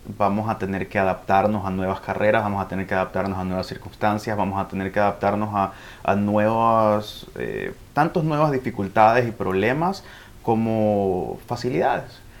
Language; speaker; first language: Spanish; early bilingual, heritage; Spanish